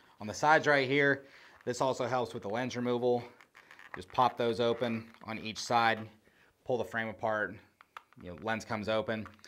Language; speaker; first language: English; native; English